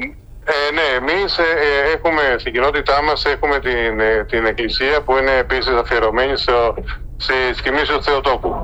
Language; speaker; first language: Greek; early bilingual, heritage; Spanish